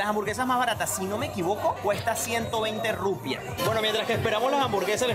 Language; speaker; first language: Spanish; native; Spanish